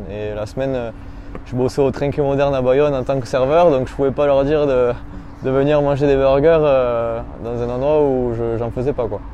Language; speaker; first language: French; native; French